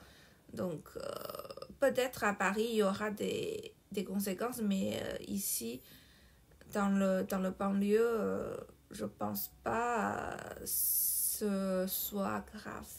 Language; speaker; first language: French; non-native, fluent; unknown